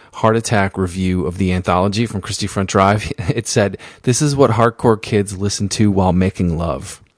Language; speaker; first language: English; native; English